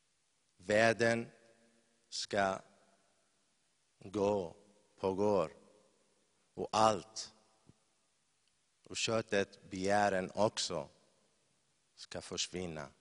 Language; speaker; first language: Swedish; non-native, fluent; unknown